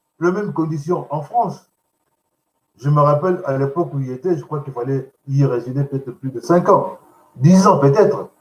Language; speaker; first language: French; non-native, local second language; Lingala